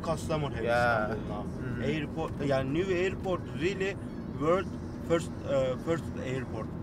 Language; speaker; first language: English; non-native, learner; Turkish